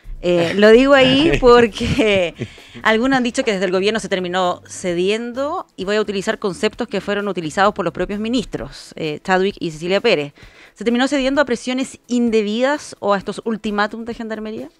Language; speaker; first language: Spanish; native; Spanish